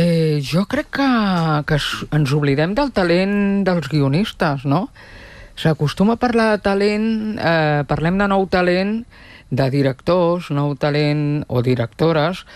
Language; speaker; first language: Catalan; native; Catalan